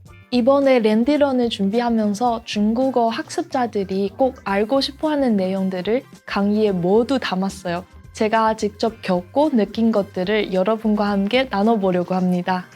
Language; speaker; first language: Korean; non-native, fluent; Chinese